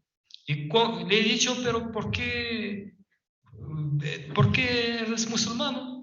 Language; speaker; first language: Spanish; non-native, fluent; French